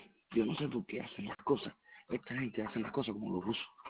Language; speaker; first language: Spanish; native; Spanish